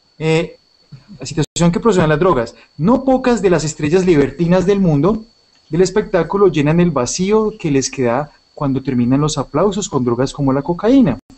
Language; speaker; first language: Spanish; native; Spanish